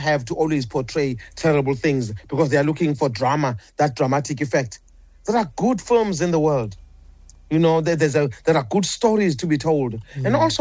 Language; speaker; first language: English; non-native, local second language; Zulu